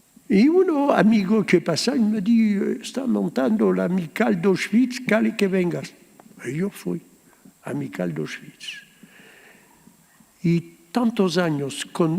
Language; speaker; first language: Spanish; early bilingual, heritage; Ladino